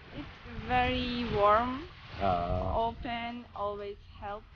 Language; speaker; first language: English; non-native, learner; Russian